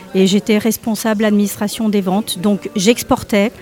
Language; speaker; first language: French; non-native, fluent; Spanish